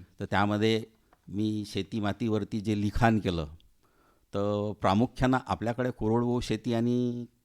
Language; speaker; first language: Marathi; native; Marathi